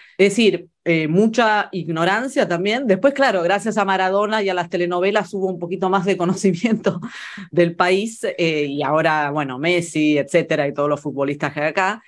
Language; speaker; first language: Spanish; early bilingual, other home language; Italian